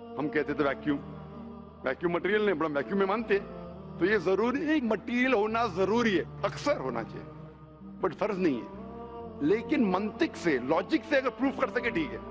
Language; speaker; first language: Hindi; non-native, local second language; Konkani